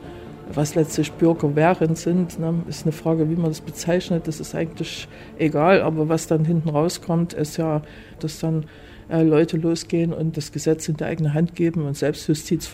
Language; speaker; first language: German; native; German